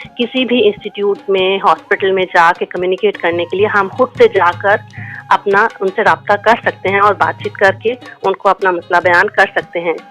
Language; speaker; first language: Urdu; native; Urdu